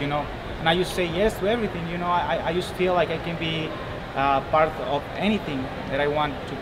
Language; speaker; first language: English; non-native, fluent; Spanish